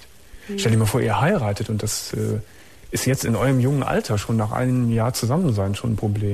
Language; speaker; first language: German; native; German